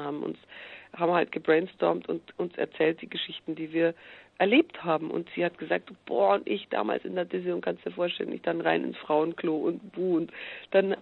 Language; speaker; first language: German; native; German